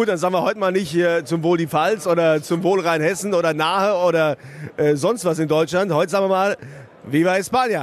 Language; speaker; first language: German; native; German